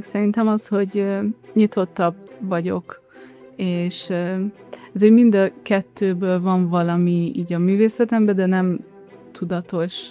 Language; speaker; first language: Hungarian; early bilingual, heritage; Hungarian